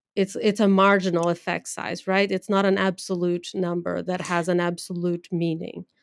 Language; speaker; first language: English; non-native, fluent; Portuguese